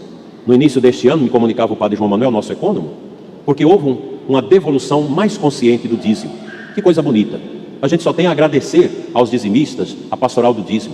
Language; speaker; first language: Portuguese; native; Portuguese